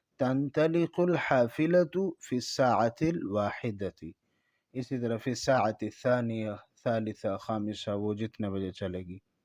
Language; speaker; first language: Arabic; non-native, fluent; Urdu